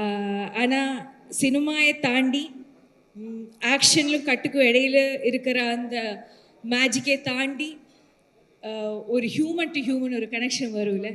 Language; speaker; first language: Tamil; non-native, learner; Malayalam